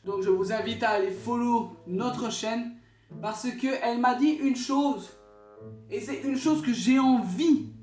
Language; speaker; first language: French; native; French